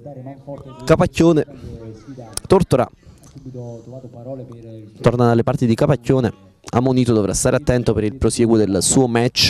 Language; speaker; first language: Italian; native; Italian